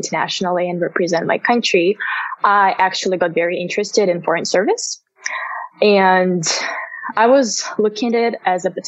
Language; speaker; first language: English; non-native, fluent; Russian